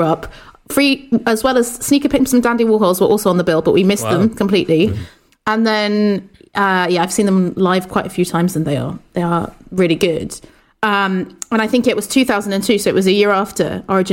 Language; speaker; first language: English; native; English